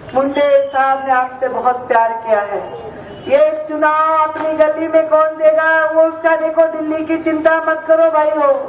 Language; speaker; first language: Hindi; non-native, local second language; Marathi